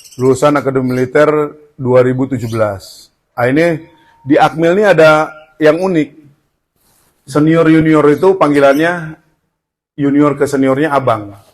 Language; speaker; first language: Indonesian; native; Indonesian